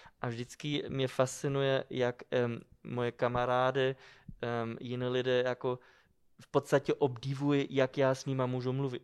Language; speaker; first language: Czech; non-native, fluent; German